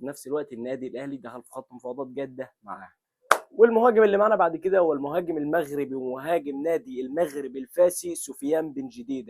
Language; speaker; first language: Arabic; native; Arabic